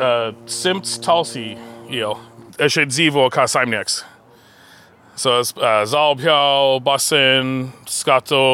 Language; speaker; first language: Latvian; early bilingual, heritage; English